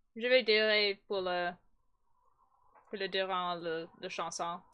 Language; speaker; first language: French; non-native, learner; English